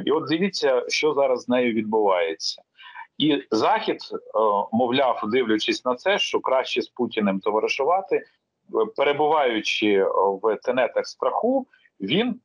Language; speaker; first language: Ukrainian; native; Ukrainian